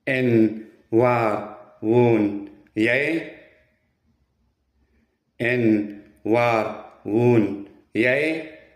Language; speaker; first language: Dutch; non-native, learner; Pashto